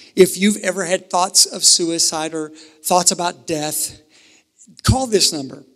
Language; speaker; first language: English; native; English